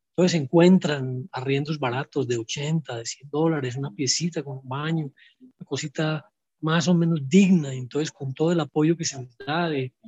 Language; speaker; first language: Spanish; native; Spanish